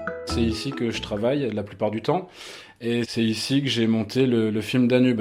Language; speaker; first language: French; native; French